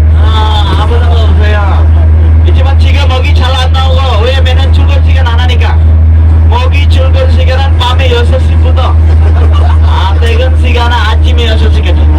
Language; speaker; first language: Korean; non-native, learner; Indonesian